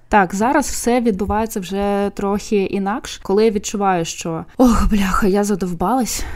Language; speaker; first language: Ukrainian; non-native, local second language; Russian